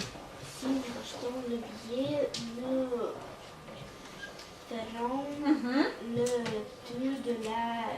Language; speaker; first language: French; non-native, learner; Russian